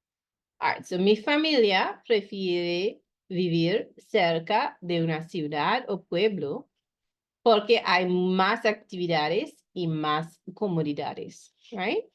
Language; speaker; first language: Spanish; non-native, fluent; English